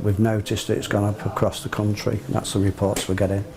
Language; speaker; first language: English; native; English